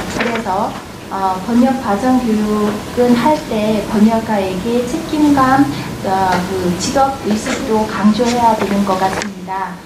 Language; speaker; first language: Korean; non-native, fluent; Vietnamese